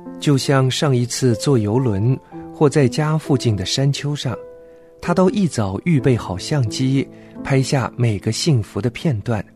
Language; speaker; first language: Chinese; non-native, local second language; Cantonese